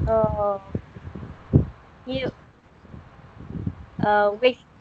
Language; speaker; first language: English; non-native, learner; Vietnamese